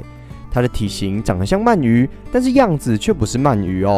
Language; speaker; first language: Chinese; native; Chinese